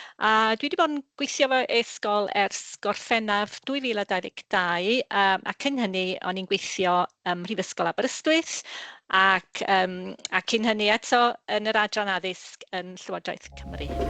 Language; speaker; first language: Welsh; native; Welsh